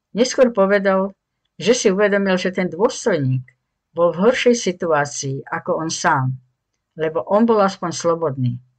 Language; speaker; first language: Slovak; native; Slovak